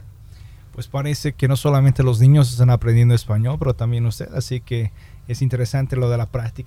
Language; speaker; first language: Spanish; native; Spanish